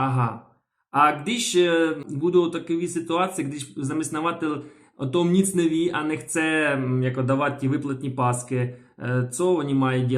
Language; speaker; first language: Czech; non-native, fluent; Ukrainian